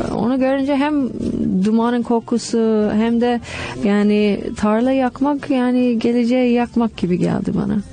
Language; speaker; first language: Turkish; non-native, fluent; English